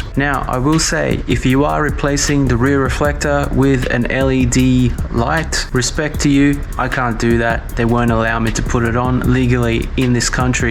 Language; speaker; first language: English; native; English